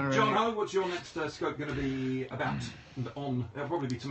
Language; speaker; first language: English; native; English